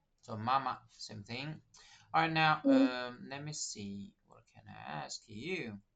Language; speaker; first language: English; non-native, fluent; Chinese